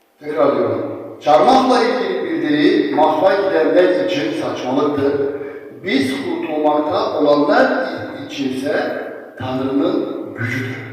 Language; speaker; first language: Turkish; non-native, fluent; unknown